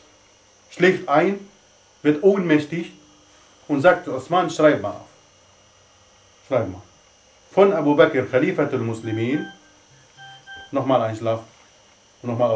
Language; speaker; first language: German; non-native, fluent; Arabic